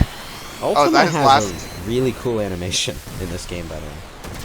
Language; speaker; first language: English; native; English